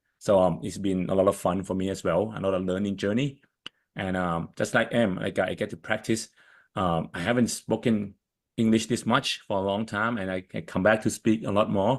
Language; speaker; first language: English; non-native, fluent; Thai